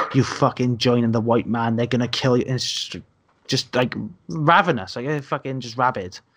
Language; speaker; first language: English; native; English